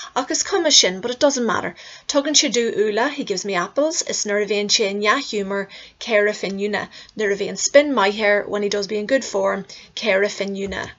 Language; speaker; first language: Irish; native; Irish